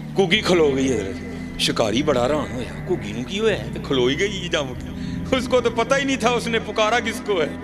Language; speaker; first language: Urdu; non-native, local second language; Punjabi